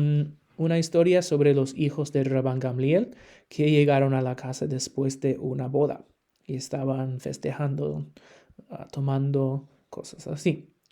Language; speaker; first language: Spanish; non-native, fluent; English